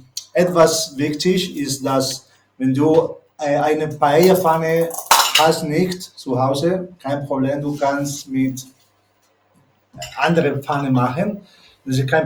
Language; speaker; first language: German; non-native, learner; Spanish